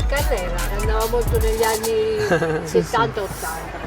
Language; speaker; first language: Italian; native; Italian